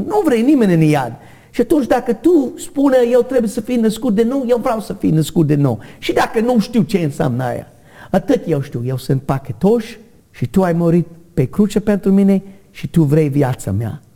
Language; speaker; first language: Romanian; non-native, learner; English